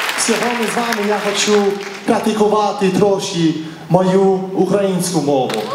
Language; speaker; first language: Ukrainian; non-native, learner; English